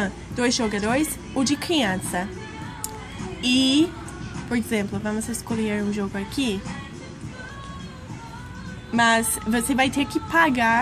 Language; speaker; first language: Portuguese; non-native, fluent; English